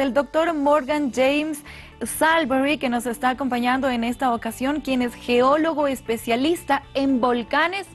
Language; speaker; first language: Spanish; native; Spanish